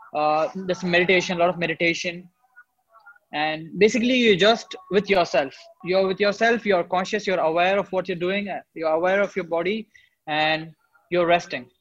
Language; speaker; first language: English; non-native, local second language; Hindi